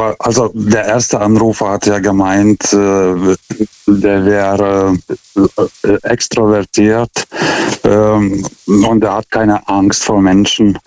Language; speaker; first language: German; non-native, fluent; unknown